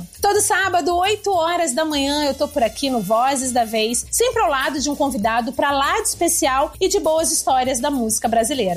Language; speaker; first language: Portuguese; native; Portuguese